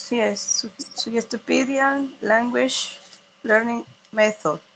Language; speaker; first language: English; non-native, learner; Spanish